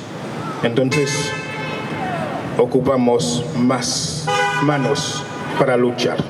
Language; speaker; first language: Spanish; non-native, local second language; Haitian Creole